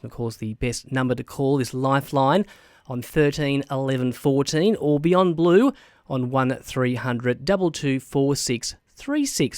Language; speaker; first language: English; native; English